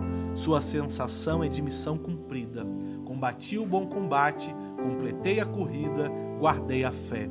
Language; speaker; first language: Portuguese; native; Portuguese